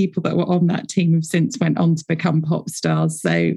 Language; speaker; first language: English; native; English